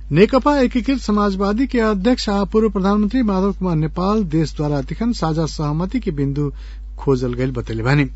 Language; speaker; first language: Bhojpuri; non-native, local second language; Nepali